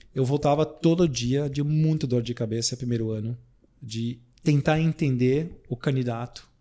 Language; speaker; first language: Portuguese; non-native, fluent; Dutch